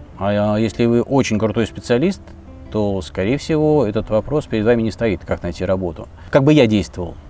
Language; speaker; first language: Russian; native; Russian